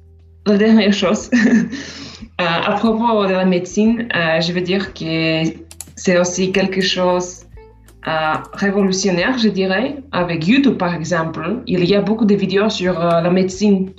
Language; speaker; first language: French; non-native, fluent; Slovak